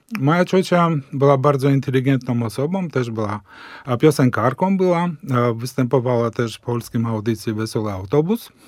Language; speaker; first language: Polish; early bilingual, heritage; Polish